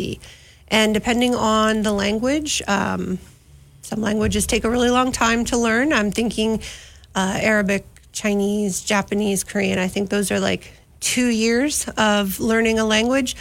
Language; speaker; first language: English; native; English